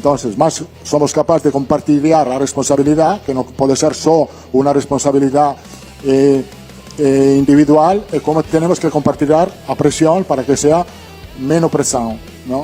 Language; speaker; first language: Spanish; non-native, fluent; Italian